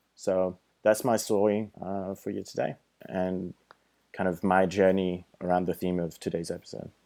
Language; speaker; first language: English; non-native, fluent; French